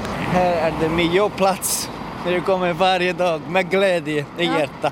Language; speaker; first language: Swedish; non-native, fluent; Romanian